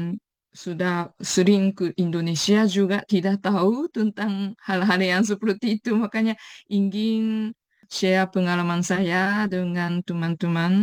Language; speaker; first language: Indonesian; non-native, fluent; Japanese